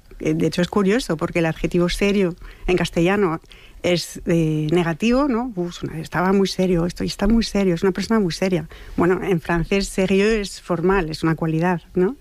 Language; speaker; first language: Spanish; non-native, fluent; French